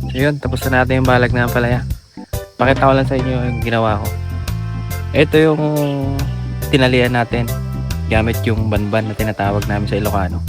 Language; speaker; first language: Filipino; native; Filipino